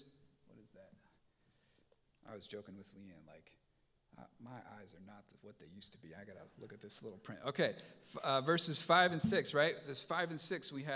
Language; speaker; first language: English; native; English